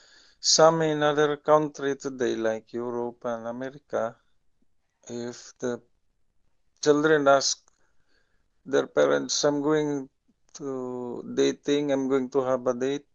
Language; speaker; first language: English; non-native, local second language; Filipino